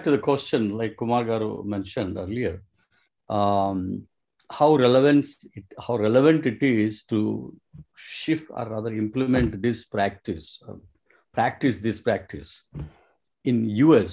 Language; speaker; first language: English; non-native, local second language; Telugu